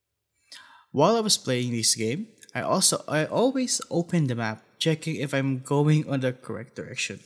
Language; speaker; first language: English; non-native, fluent; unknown